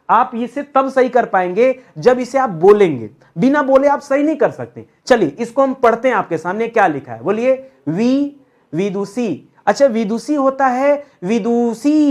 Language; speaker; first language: Hindi; native; Hindi